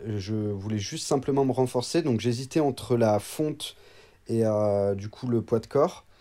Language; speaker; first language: French; native; French